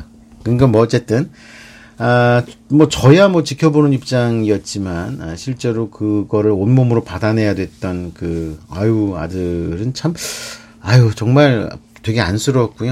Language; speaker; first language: Korean; native; Korean